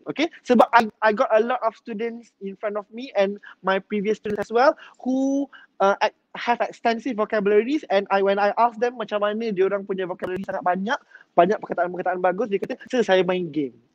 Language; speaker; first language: English; non-native, local second language; Malay